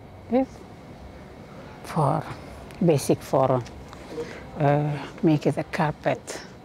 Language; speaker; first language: English; non-native, learner; Indonesian